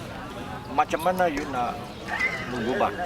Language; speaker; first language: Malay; non-native, local second language; Min Nan Chinese